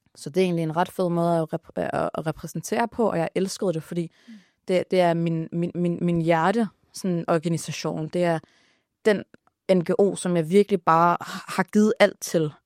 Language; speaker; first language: Danish; early bilingual, other home language; Arabic